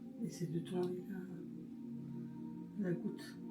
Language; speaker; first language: French; native; French